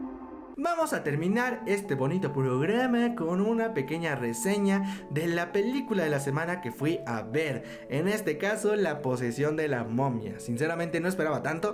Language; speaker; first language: Spanish; native; Spanish